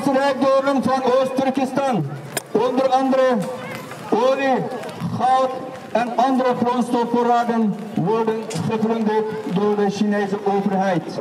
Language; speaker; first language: Dutch; non-native, fluent; Uyghur